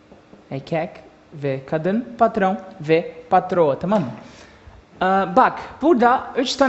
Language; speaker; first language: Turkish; non-native, learner; Portuguese